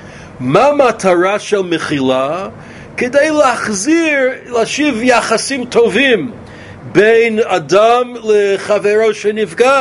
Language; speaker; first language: Hebrew; non-native, fluent; English